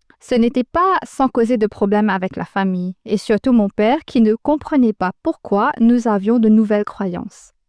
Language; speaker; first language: French; non-native, local second language; Morisyen